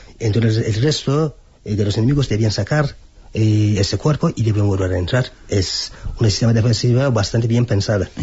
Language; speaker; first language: Spanish; non-native, fluent; Turkish